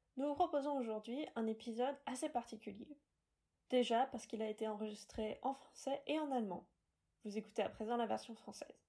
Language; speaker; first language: French; non-native, fluent; German